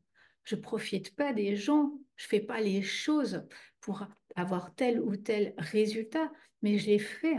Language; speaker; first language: French; native; French